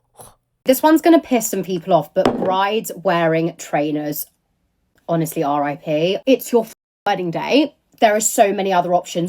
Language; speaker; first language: English; native; English